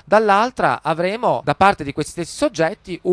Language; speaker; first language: Italian; native; Italian